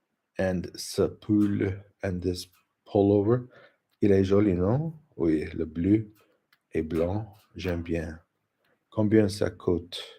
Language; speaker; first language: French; non-native, learner; English